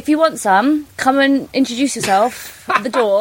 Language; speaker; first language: English; non-native, local second language; Polish